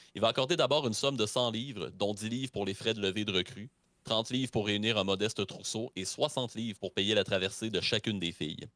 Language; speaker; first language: French; native; French